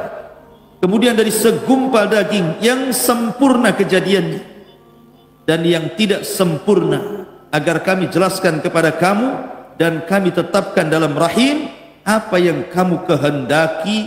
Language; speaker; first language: Indonesian; native; Indonesian